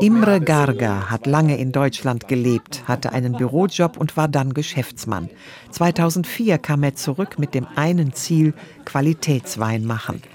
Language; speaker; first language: German; native; German